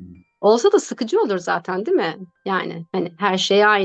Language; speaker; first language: Turkish; native; Turkish